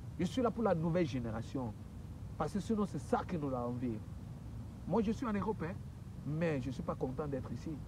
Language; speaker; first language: French; native; French